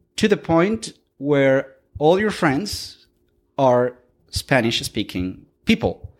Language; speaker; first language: English; non-native, fluent; Spanish